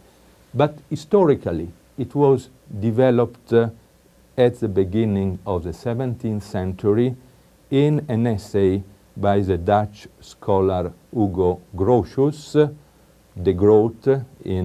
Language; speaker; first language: English; non-native, fluent; Italian